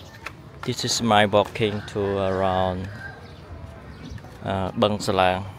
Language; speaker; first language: English; non-native, learner; Khmer